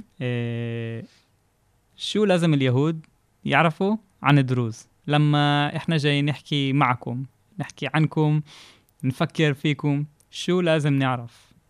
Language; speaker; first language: Arabic; non-native, fluent; Hebrew